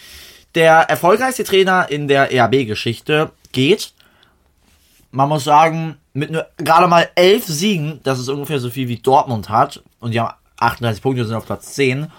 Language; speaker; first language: German; native; German